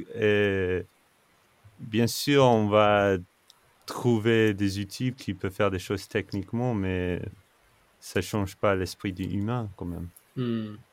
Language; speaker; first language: French; non-native, fluent; English